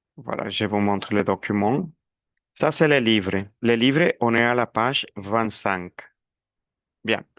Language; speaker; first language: French; non-native, fluent; Spanish